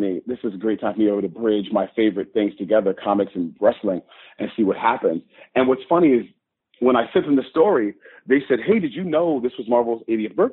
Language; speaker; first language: English; native; English